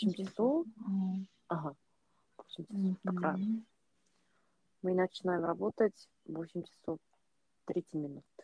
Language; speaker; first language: Russian; non-native, learner; Korean